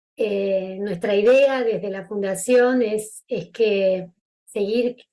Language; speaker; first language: Spanish; native; Spanish